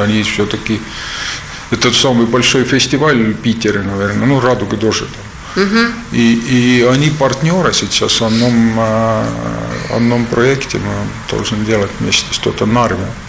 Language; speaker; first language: Russian; non-native, learner; Estonian